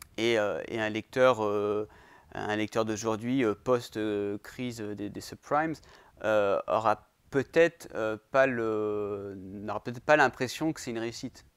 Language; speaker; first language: French; native; French